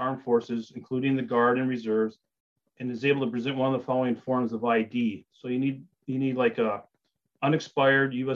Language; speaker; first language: English; native; English